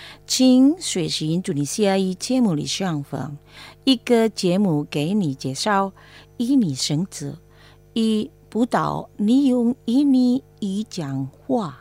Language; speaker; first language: Chinese; non-native, fluent; Indonesian